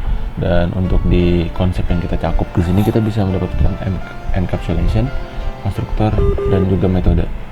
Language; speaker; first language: Indonesian; native; Indonesian